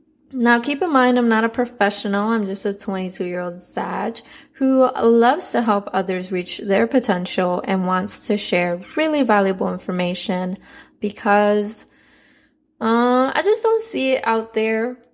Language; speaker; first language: English; early bilingual, other home language; Spanish